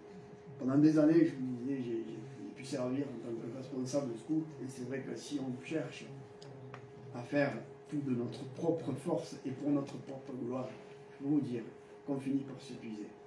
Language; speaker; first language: French; native; French